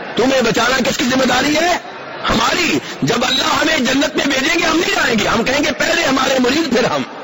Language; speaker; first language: Urdu; native; Urdu